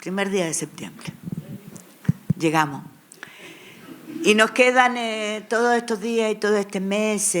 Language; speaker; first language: Spanish; native; Spanish